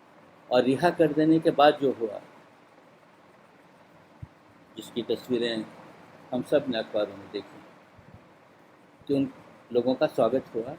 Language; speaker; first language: Hindi; native; Hindi